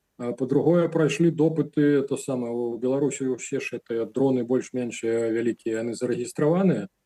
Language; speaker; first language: Belarusian; non-native, local second language; Russian